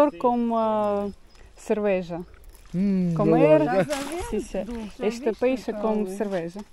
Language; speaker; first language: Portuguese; non-native, learner; Russian